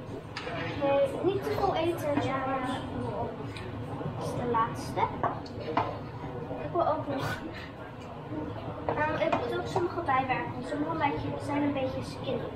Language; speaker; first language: Dutch; early bilingual, other home language; Indonesian